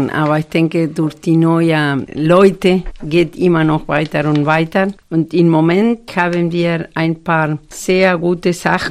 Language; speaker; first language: German; non-native, fluent; Spanish